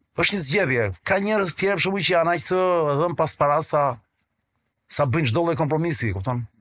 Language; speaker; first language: Albanian; non-native, local second language; Greek